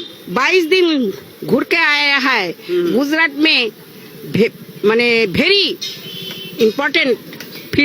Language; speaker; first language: Hindi; non-native, learner; Bangla